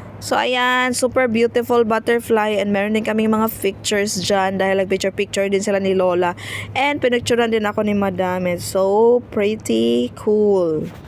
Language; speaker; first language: Filipino; non-native, local second language; Hiligaynon